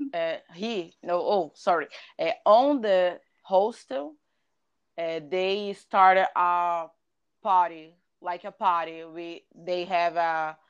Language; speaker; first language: English; non-native, learner; Portuguese